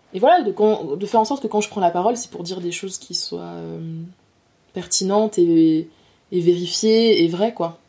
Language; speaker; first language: French; native; French